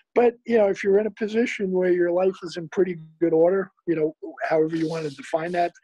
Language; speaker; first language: English; native; English